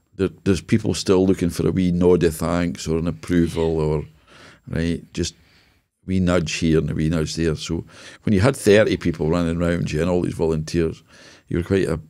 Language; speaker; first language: English; native; English